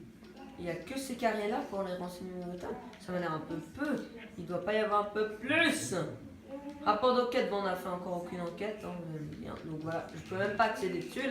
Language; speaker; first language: French; native; French